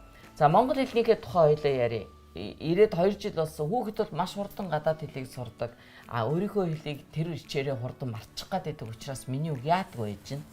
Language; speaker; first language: Mongolian; native; Mongolian